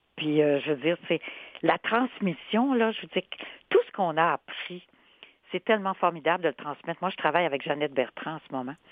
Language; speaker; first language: French; native; French